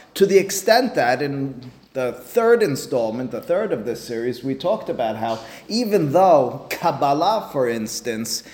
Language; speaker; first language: English; native; English